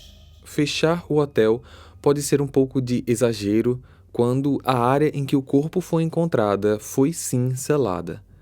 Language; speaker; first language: Portuguese; native; Portuguese